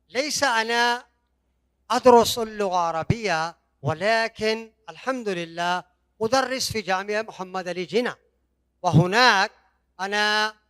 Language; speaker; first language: Arabic; non-native, fluent; Urdu